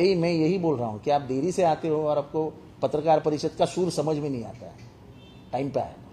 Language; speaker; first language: Hindi; non-native, local second language; Marathi